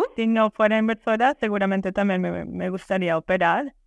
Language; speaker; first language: Spanish; early bilingual, heritage; Spanish